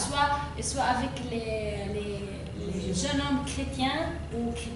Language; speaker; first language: French; non-native, learner; Arabic